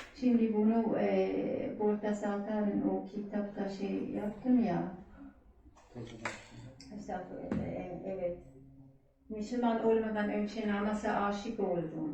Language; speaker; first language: Turkish; non-native, learner; German